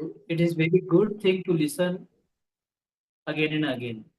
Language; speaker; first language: English; non-native, local second language; Marathi